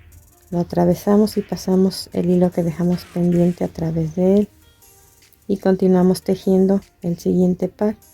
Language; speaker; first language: Spanish; native; Spanish